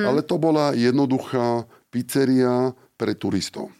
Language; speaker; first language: Slovak; non-native, fluent; Italian